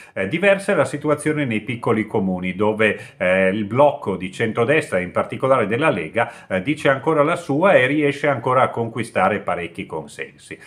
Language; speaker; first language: Italian; native; Italian